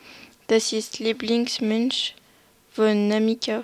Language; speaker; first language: German; non-native, learner; French